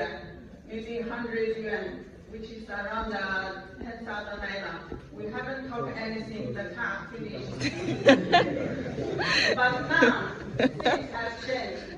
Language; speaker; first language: English; non-native, learner; Chinese